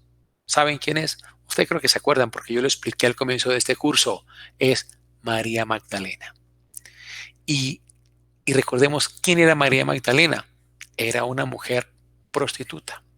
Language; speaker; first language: Spanish; native; Spanish